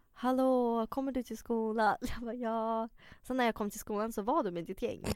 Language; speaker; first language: Swedish; early bilingual, other home language; Russian